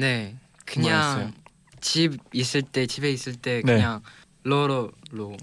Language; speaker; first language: Korean; non-native, learner; Chinese